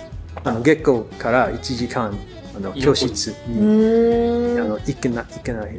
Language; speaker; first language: Japanese; non-native, learner; English